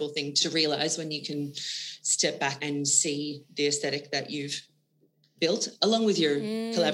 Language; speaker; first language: English; native; English